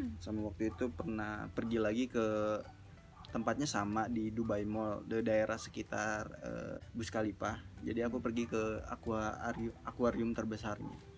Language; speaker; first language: Indonesian; early bilingual, heritage; Indonesian